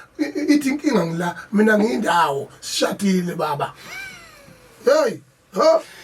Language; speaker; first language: Zulu; native; Zulu